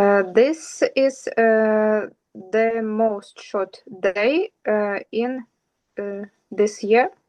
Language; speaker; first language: English; non-native, learner; Russian